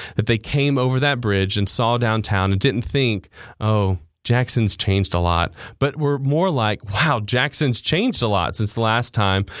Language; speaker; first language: English; native; English